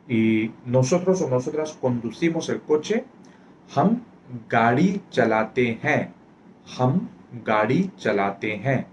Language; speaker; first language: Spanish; non-native, fluent; Hindi